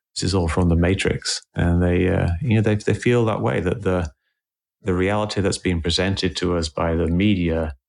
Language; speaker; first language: English; native; English